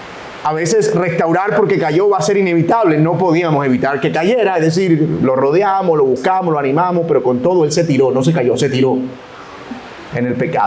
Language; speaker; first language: Spanish; native; Spanish